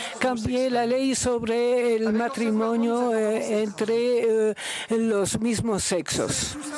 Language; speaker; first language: Spanish; non-native, learner; Luxembourgish